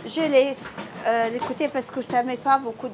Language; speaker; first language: French; non-native, learner; Arabic